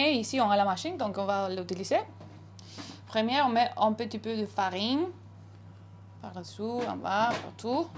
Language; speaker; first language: French; non-native, fluent; Spanish